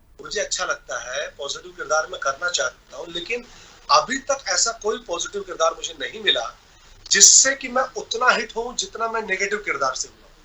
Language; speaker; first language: Hindi; non-native, local second language; Bhojpuri